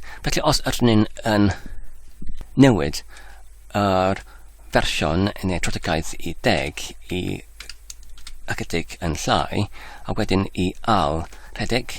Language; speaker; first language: Welsh; non-native, learner; English